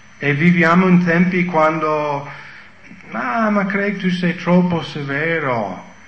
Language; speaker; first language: Italian; non-native, fluent; English